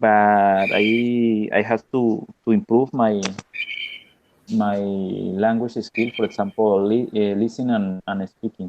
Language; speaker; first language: English; non-native, learner; Spanish